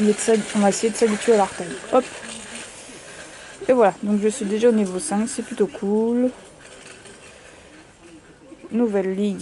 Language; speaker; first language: French; native; French